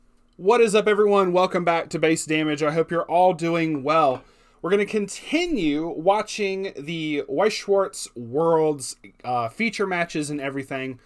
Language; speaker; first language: English; native; English